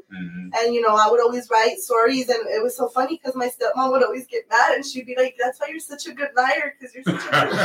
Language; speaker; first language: English; early bilingual, other home language; Spanish